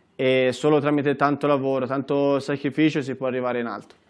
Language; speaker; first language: Italian; native; Italian